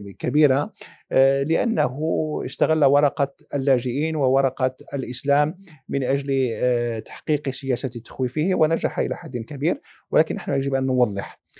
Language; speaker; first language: Arabic; early bilingual, heritage; Arabic